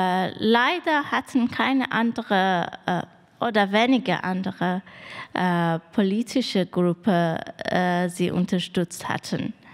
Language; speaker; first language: German; non-native, learner; Persian